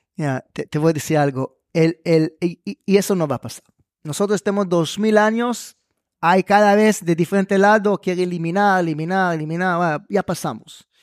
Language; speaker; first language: Spanish; non-native, fluent; Hebrew